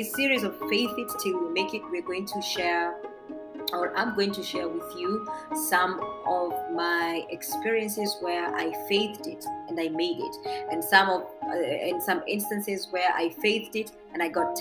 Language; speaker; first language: English; non-native, local second language; Embu